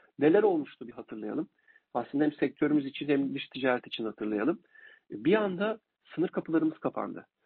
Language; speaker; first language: Turkish; native; Turkish